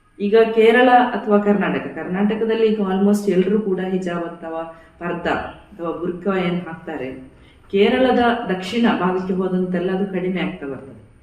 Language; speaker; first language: Kannada; non-native, local second language; Badaga